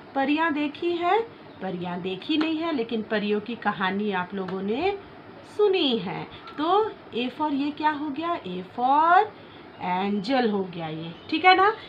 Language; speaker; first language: Hindi; native; Hindi